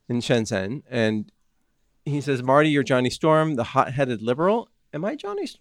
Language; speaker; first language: English; native; English